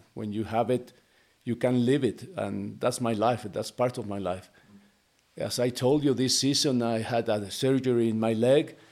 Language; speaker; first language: English; non-native, fluent; Spanish